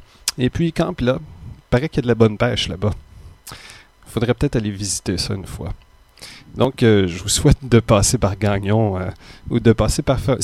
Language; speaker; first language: French; native; French